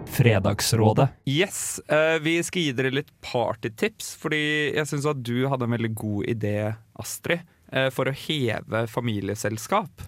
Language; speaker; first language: Norwegian; native; Norwegian